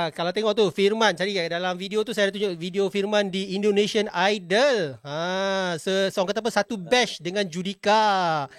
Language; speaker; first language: Malay; native; Malay